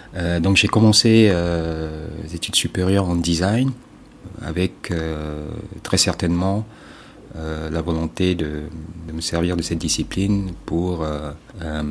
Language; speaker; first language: French; non-native, local second language; Ewe